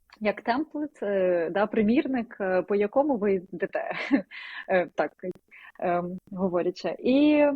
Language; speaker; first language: Ukrainian; non-native, local second language; Russian